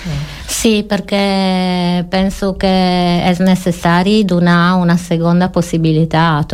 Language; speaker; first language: Catalan; non-native, learner; Italian